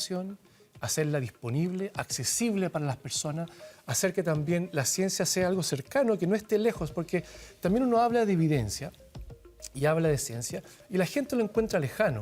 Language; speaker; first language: Spanish; native; Spanish